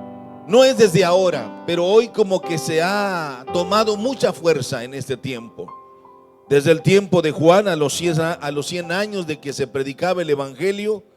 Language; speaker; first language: Spanish; native; Spanish